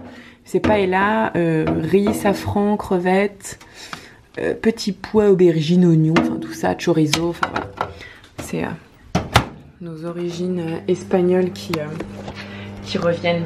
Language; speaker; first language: French; native; French